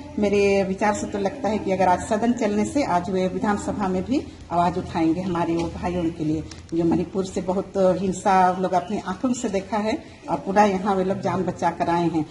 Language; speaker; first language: Hindi; native; Hindi